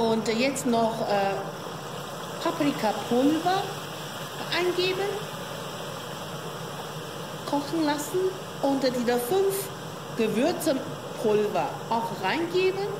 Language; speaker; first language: German; non-native, learner; Chinese